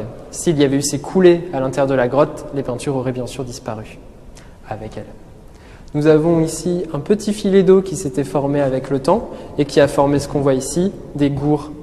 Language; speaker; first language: French; native; French